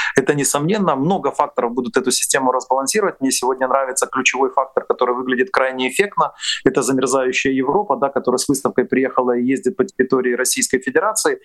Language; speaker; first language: Russian; non-native, local second language; Ukrainian